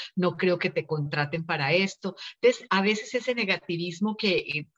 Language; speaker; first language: Spanish; native; Spanish